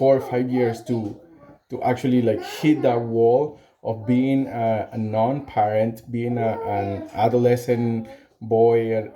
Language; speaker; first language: English; non-native, fluent; Spanish